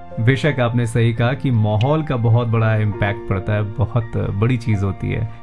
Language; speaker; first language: Hindi; native; Hindi